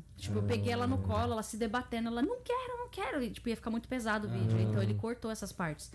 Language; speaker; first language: Portuguese; early bilingual, heritage; Portuguese